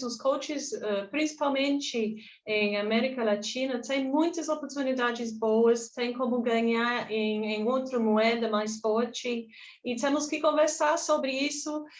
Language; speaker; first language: Portuguese; non-native, fluent; English